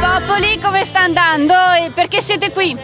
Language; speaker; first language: Italian; native; Italian